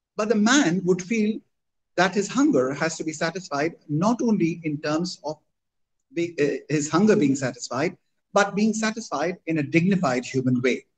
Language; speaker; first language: English; non-native, local second language; Hindi